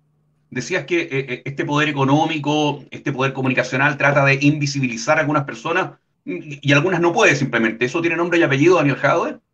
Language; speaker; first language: Spanish; native; Spanish